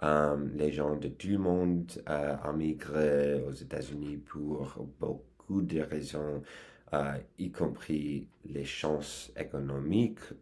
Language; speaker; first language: French; non-native, learner; English